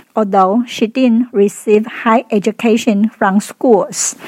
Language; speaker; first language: English; non-native, fluent; Chinese